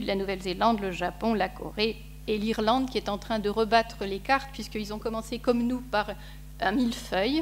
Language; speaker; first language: French; native; French